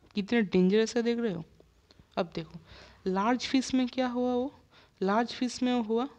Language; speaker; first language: Hindi; non-native, local second language; Bangla